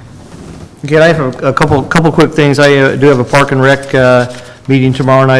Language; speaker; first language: English; native; English